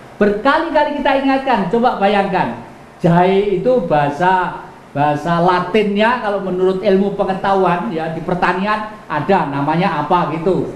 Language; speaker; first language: Indonesian; non-native, local second language; Javanese